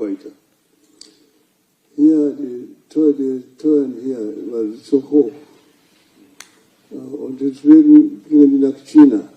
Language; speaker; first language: German; non-native, fluent; Luo (Kenya and Tanzania)